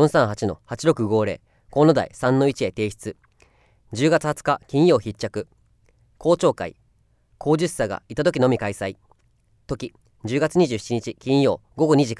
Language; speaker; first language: Japanese; native; Japanese